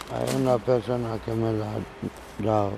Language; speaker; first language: Spanish; non-native, learner; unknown